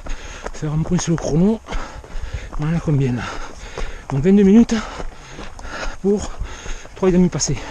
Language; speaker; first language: French; native; French